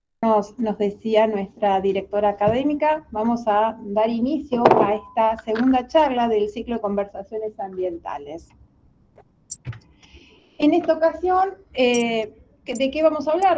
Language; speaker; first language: Spanish; native; Spanish